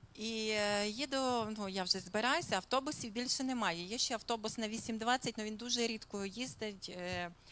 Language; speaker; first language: Ukrainian; native; Ukrainian